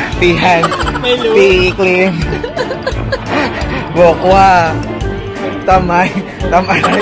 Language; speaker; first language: Thai; non-native, learner; Filipino